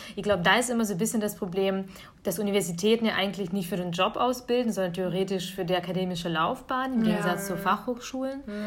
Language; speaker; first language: German; early bilingual, other home language; Russian